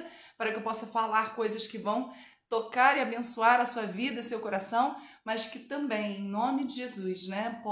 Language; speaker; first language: Portuguese; native; Portuguese